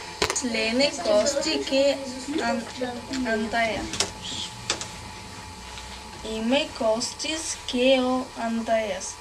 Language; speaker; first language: Greek; non-native, learner; Bulgarian